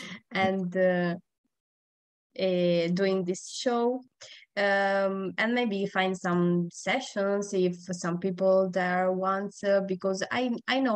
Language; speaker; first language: English; non-native, learner; Italian